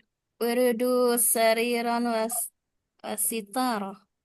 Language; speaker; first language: Arabic; non-native, learner; Indonesian